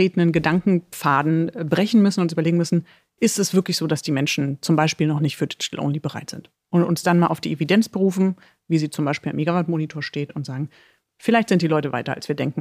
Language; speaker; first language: German; native; German